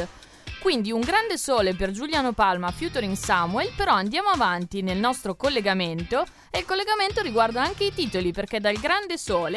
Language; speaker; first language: Italian; native; Italian